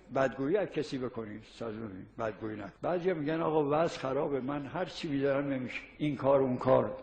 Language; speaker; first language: Persian; native; Persian